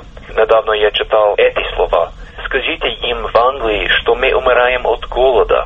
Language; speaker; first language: Russian; non-native, fluent; English